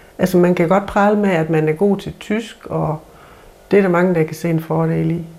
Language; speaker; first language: Danish; native; Danish